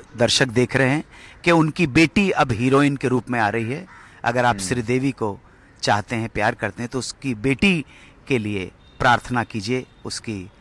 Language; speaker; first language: Hindi; native; Hindi